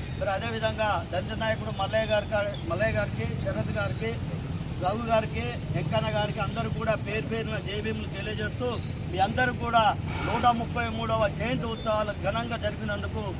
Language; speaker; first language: Telugu; native; Telugu